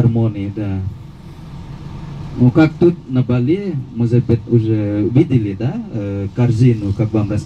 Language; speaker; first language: Russian; non-native, fluent; Balinese